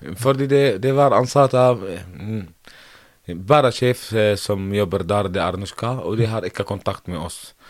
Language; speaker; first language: Norwegian; non-native, learner; Arabic